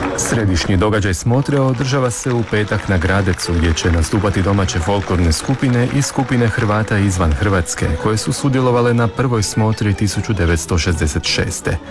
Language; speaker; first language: Croatian; native; Croatian